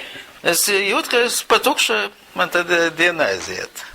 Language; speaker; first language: Latvian; non-native, local second language; Russian